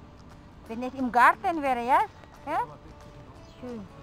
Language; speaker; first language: German; non-native, learner; Indonesian